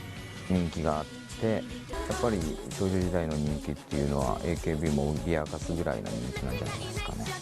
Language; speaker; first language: Japanese; native; Japanese